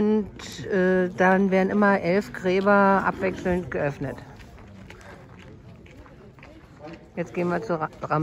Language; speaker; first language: German; native; German